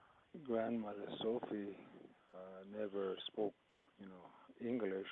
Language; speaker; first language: English; early bilingual, other home language; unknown